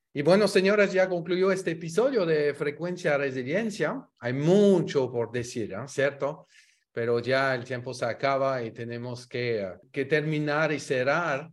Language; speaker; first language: Spanish; non-native, fluent; French